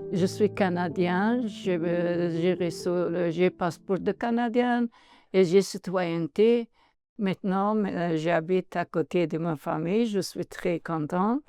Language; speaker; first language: French; non-native, learner; Persian